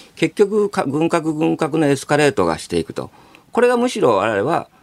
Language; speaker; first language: Japanese; native; Japanese